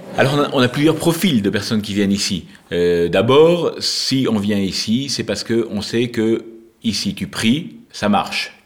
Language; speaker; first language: French; native; French